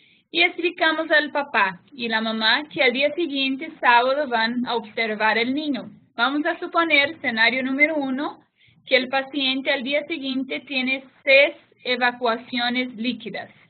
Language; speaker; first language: Spanish; non-native, fluent; Portuguese